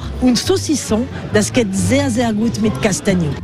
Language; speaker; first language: German; non-native, learner; French